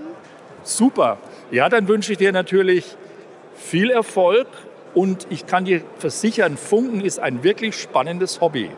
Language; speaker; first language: German; native; German